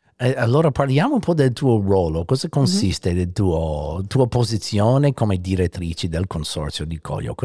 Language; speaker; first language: Italian; non-native, fluent; English